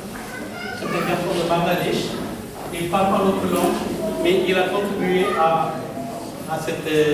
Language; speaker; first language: French; non-native, fluent; Tamil